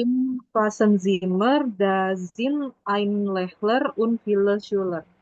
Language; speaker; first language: German; non-native, learner; Indonesian